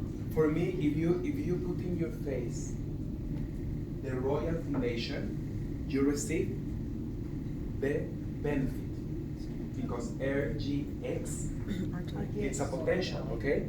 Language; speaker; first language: English; non-native, learner; Spanish